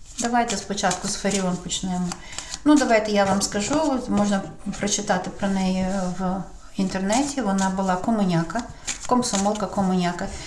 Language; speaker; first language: Ukrainian; non-native, local second language; Russian